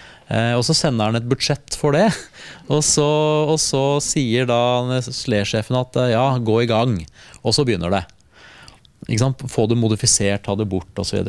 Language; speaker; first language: Norwegian; native; Norwegian